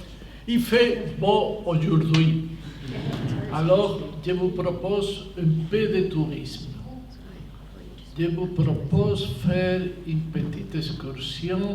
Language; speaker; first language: French; non-native, fluent; Spanish